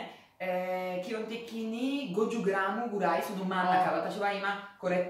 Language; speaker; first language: Japanese; non-native, learner; Italian